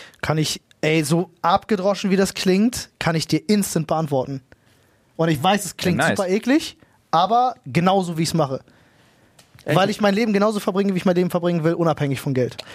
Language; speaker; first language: German; native; German